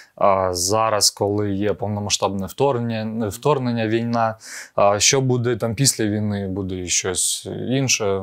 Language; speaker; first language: Ukrainian; non-native, local second language; Russian